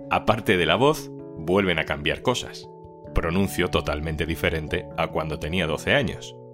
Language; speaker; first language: Spanish; native; Spanish